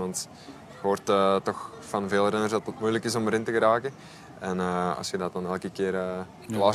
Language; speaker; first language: Dutch; native; Dutch